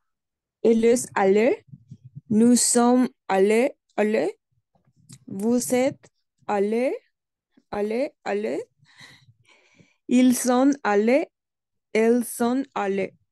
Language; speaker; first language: French; non-native, learner; Spanish